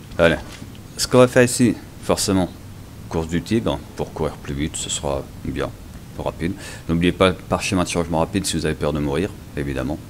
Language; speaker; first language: French; native; French